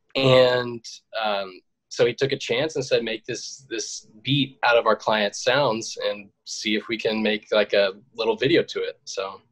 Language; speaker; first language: English; native; English